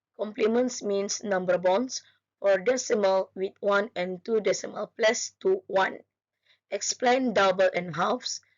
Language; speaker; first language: English; non-native, local second language; Malay